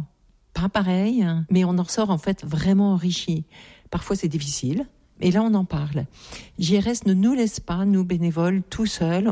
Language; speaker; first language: French; native; French